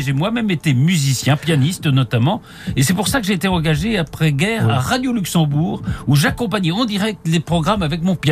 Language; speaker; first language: French; native; French